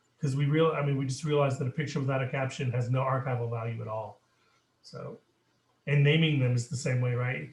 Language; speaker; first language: English; native; English